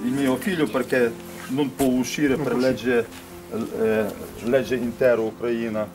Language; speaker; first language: Italian; non-native, learner; Ukrainian